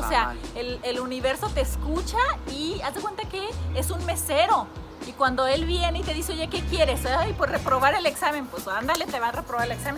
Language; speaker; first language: Spanish; native; Spanish